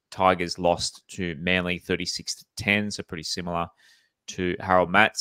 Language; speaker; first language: English; native; English